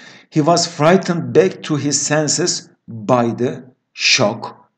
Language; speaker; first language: English; non-native, fluent; Turkish